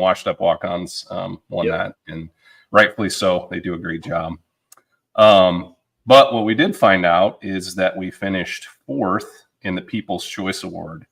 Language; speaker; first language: English; native; English